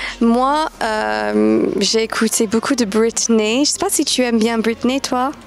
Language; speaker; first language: French; non-native, fluent; English